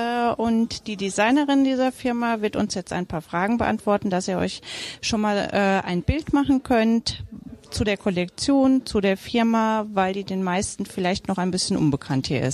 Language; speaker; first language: German; native; German